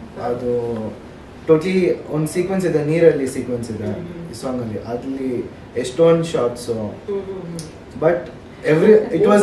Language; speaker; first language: Kannada; early bilingual, heritage; Kannada